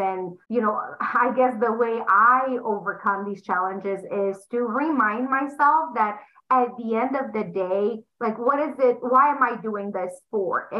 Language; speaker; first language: English; non-native, fluent; Romanian